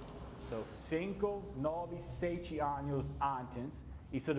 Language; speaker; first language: Portuguese; non-native, learner; English